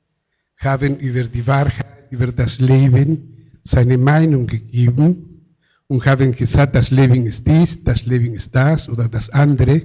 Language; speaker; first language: German; non-native, fluent; Spanish